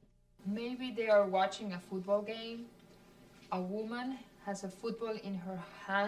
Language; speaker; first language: English; non-native, learner; Spanish